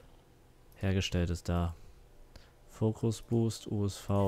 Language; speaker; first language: German; native; German